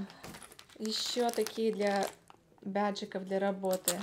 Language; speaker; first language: Russian; native; Russian